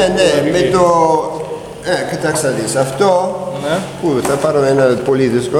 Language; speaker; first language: Greek; non-native, learner; English